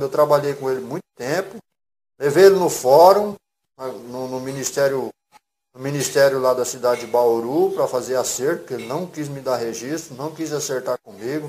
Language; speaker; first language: Portuguese; native; Portuguese